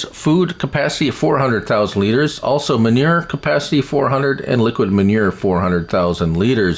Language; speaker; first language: English; native; English